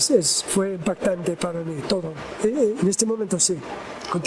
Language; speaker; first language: Spanish; non-native, learner; English